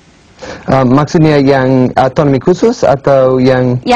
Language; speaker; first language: Indonesian; non-native, fluent; English